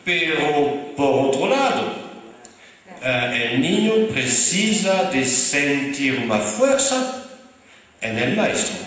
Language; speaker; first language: Spanish; non-native, fluent; French